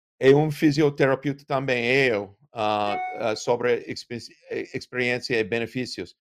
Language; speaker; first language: Portuguese; non-native, learner; English